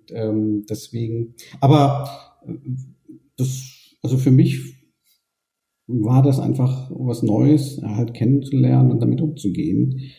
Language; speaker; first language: German; early bilingual, other home language; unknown